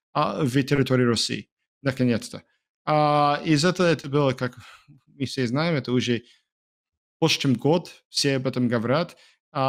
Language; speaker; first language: Ukrainian; non-native, learner; English